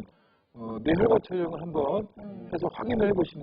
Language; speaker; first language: Korean; native; Korean